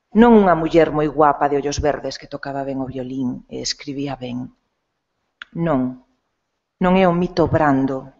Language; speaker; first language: Galician; non-native, local second language; Spanish